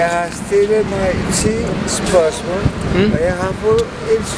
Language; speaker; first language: Danish; non-native, fluent; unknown